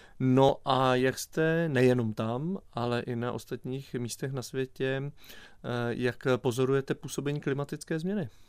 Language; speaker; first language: Czech; native; Czech